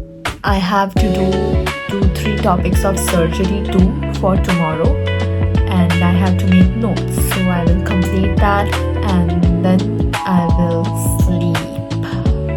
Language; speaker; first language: English; non-native, local second language; Hindi